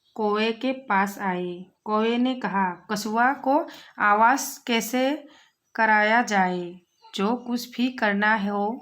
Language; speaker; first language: Hindi; non-native, local second language; Assamese